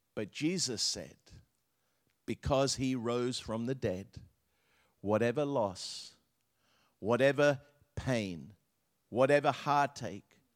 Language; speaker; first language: English; native; English